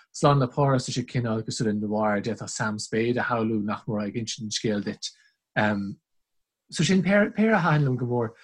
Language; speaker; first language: Irish; non-native, local second language; English